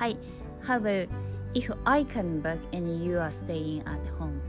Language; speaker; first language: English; non-native, learner; Japanese